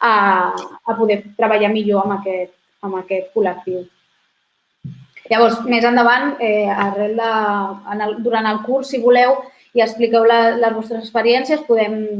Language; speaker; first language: Catalan; native; Catalan